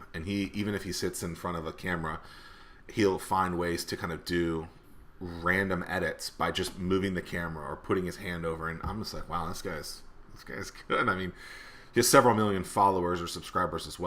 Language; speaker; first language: English; native; English